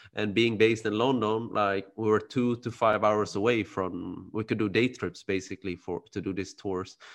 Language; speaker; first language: English; early bilingual, other home language; Khmer